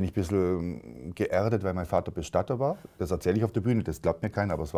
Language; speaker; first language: German; native; German